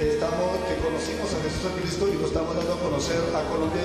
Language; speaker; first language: Spanish; native; Spanish